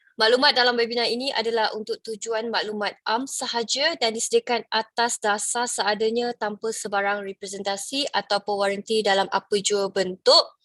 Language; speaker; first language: Malay; native; Malay